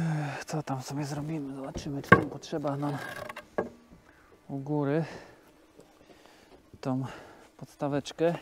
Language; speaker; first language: Polish; native; Polish